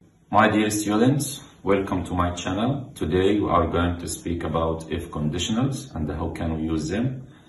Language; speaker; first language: English; non-native, fluent; Arabic